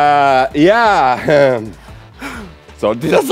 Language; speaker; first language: German; non-native, fluent; Spanish